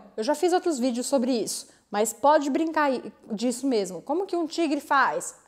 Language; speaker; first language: Portuguese; native; Portuguese